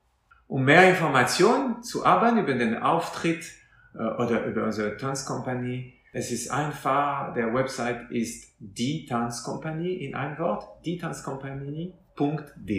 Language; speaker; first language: German; non-native, fluent; French